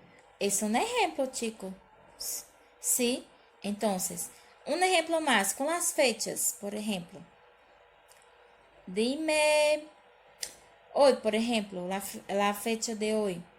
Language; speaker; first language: Spanish; non-native, learner; Portuguese